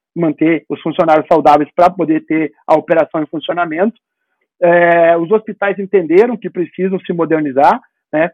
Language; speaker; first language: Portuguese; native; Portuguese